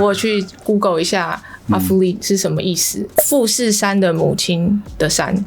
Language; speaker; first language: Chinese; native; Chinese